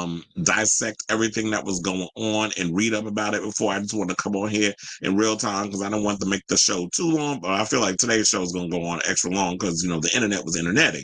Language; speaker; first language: English; native; English